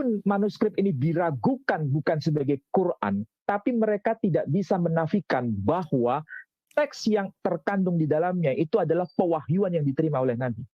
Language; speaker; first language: Indonesian; native; Indonesian